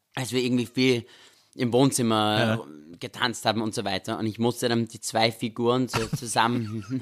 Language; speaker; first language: German; native; German